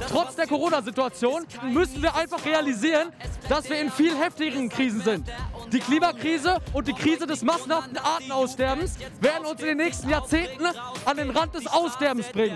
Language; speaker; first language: German; native; German